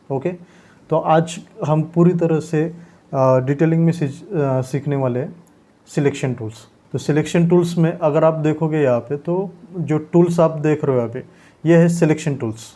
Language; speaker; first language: Hindi; non-native, local second language; Marathi